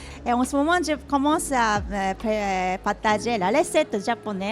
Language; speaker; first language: French; non-native, learner; Japanese